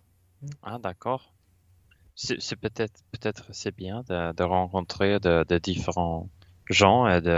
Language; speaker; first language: French; non-native, learner; Swedish